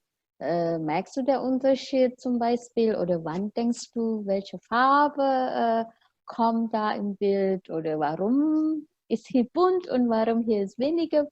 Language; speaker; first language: German; non-native, fluent; Indonesian